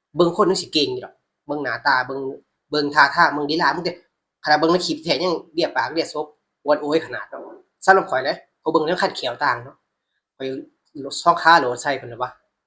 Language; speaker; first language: Thai; native; Thai